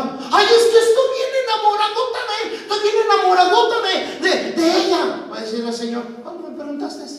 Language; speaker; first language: Spanish; native; Spanish